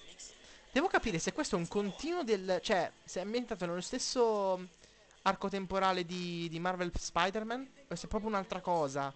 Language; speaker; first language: Italian; native; Italian